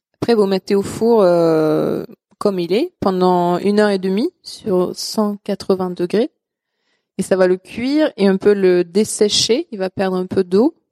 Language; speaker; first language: French; non-native, fluent; Swedish